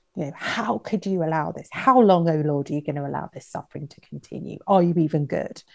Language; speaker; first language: English; native; English